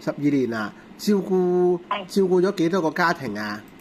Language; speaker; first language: Cantonese; native; Cantonese